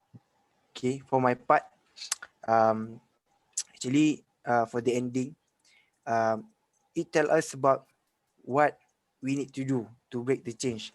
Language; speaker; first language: English; non-native, local second language; Malay